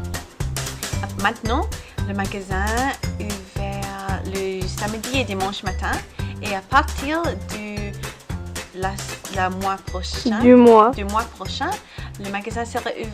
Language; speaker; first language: French; non-native, learner; English